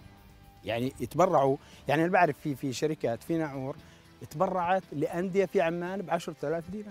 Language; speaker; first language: Arabic; native; Arabic